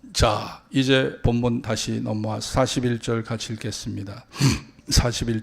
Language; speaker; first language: Korean; native; Korean